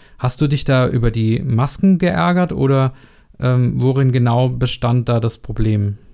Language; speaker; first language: German; non-native, learner; Czech